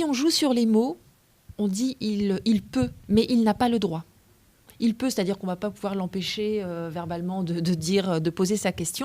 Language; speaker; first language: French; native; French